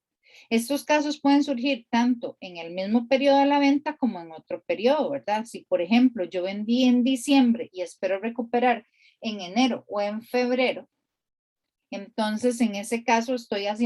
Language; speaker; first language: Spanish; native; Spanish